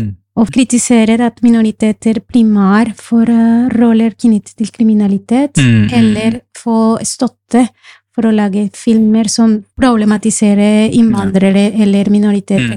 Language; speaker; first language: Norwegian; non-native, fluent; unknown